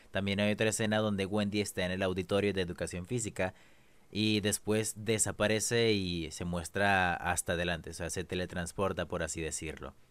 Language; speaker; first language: Spanish; native; Spanish